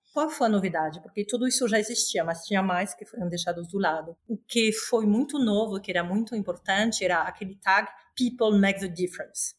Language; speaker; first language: Portuguese; non-native, fluent; Spanish